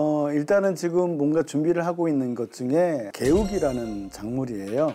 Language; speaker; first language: Korean; native; Korean